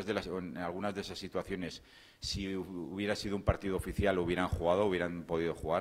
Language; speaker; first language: Spanish; native; Spanish